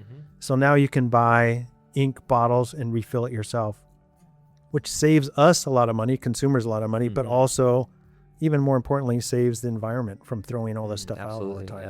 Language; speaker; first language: English; native; English